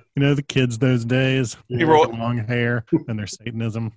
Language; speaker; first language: English; native; English